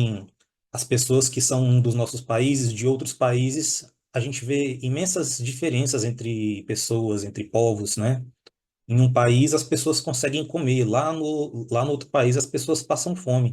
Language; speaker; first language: Portuguese; native; Portuguese